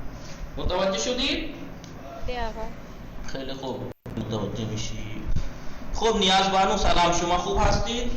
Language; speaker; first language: Persian; non-native, fluent; Urdu